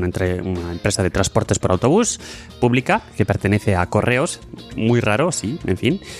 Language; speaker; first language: Spanish; native; Spanish